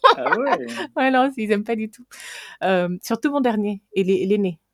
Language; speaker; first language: French; non-native, local second language; Fang